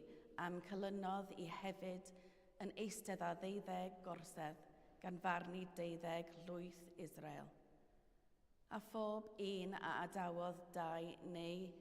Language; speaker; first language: Welsh; native; Welsh